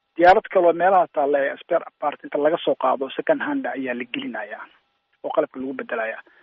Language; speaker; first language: Somali; native; Somali